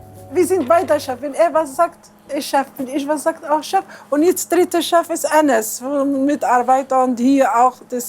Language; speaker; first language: German; non-native, learner; Arabic